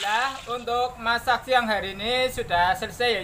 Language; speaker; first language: Indonesian; non-native, local second language; Javanese